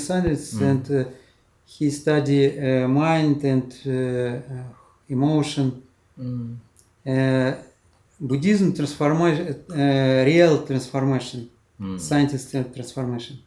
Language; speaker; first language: English; non-native, learner; Russian